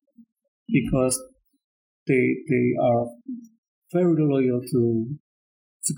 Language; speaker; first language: English; non-native, learner; Indonesian